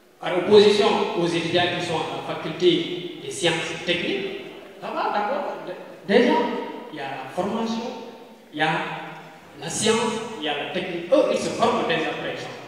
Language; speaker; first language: French; non-native, local second language; Fula